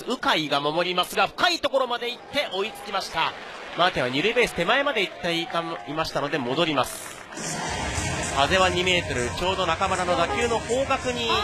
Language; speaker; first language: Japanese; native; Japanese